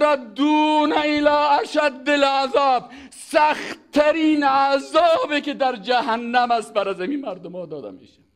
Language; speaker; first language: Persian; native; Persian